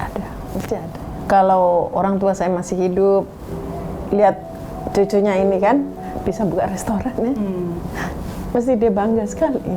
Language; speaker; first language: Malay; non-native, local second language; Javanese